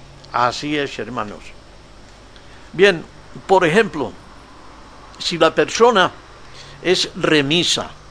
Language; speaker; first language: Spanish; native; Spanish